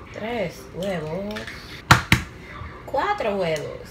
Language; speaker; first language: Spanish; native; Spanish